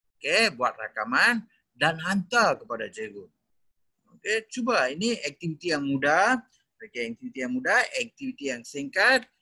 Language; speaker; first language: Malay; native; Malay